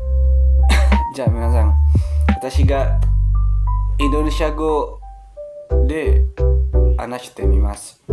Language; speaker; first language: Japanese; non-native, learner; Indonesian